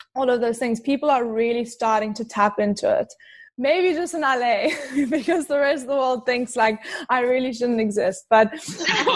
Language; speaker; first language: English; native; English